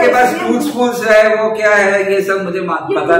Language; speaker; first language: Hindi; non-native, local second language; Bangla